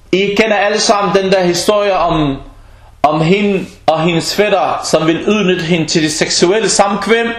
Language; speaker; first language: Danish; non-native, fluent; Arabic